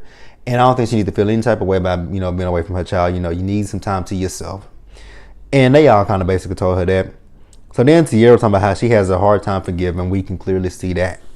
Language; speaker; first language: English; native; English